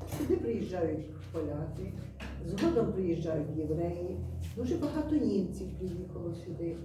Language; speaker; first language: Ukrainian; native; Ukrainian